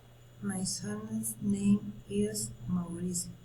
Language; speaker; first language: English; non-native, learner; Spanish